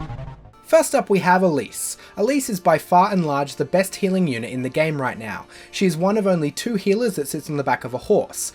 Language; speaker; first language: English; native; English